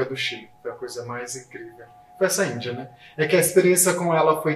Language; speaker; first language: Portuguese; native; Portuguese